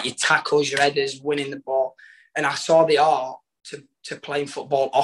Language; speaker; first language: English; native; English